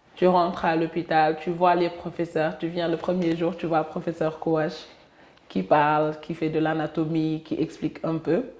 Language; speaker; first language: French; non-native, local second language; Wolof